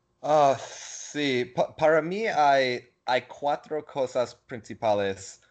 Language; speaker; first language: Spanish; non-native, learner; English